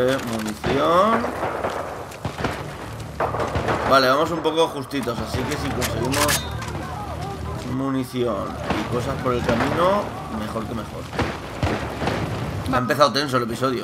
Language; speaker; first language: Spanish; native; Spanish